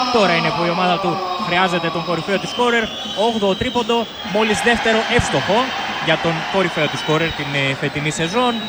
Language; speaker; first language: Greek; native; Greek